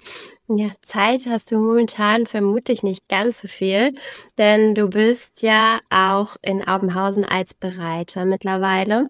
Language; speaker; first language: German; native; German